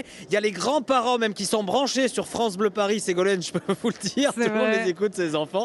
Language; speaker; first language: French; native; French